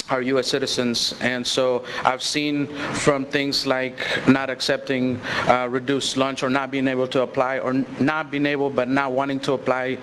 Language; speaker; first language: English; early bilingual, other home language; Spanish